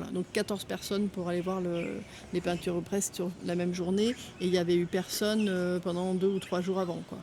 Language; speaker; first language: French; native; French